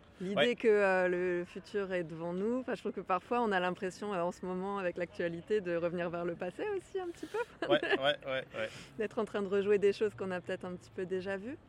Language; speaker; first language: French; native; French